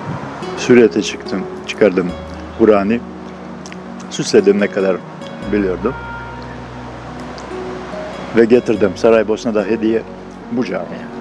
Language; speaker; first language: Turkish; non-native, local second language; Bosnian